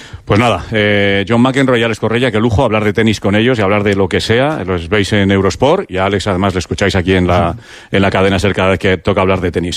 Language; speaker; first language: Spanish; native; Spanish